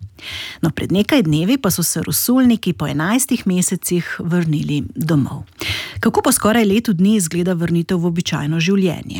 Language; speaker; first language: Slovenian; native; Slovenian